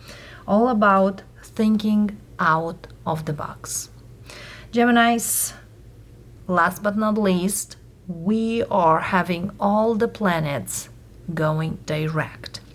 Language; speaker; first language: English; non-native, fluent; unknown